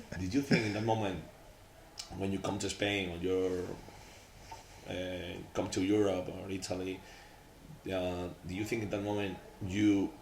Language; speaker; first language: English; non-native, learner; Spanish